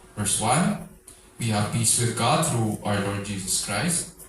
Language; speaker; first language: English; non-native, local second language; Filipino